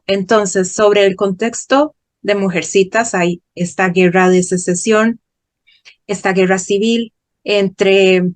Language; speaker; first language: Spanish; non-native, fluent; Portuguese